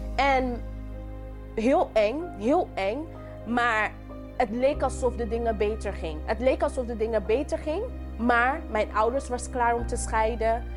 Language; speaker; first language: Dutch; non-native, local second language; English